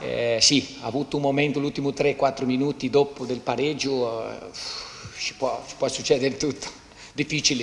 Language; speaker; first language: Italian; non-native, fluent; Portuguese